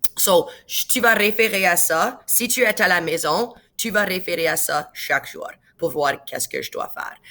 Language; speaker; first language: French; non-native, local second language; English